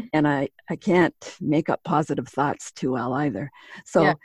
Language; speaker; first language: English; native; English